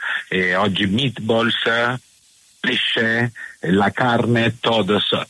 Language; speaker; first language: Spanish; non-native, learner; Italian